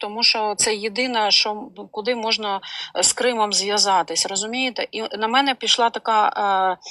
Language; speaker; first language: Ukrainian; non-native, local second language; Russian